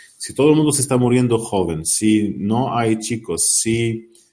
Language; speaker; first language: Spanish; non-native, learner; Arabic